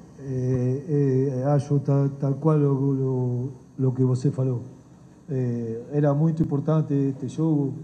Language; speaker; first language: Portuguese; non-native, learner; Spanish